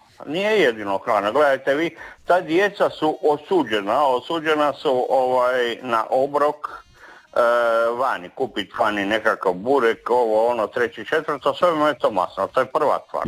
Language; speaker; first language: Serbian; native; Serbian